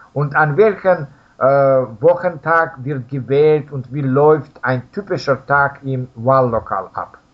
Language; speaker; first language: German; non-native, learner; Russian